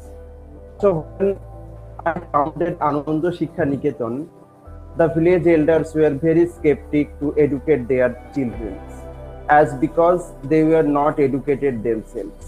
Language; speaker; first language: English; non-native, local second language; Bangla